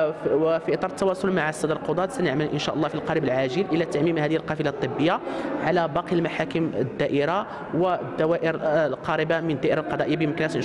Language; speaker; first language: Arabic; native; Arabic